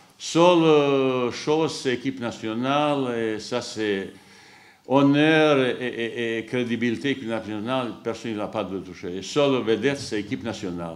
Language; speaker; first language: French; non-native, fluent; Bosnian